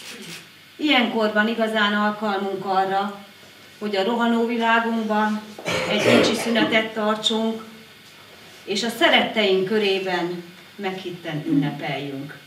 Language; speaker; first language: Hungarian; native; Hungarian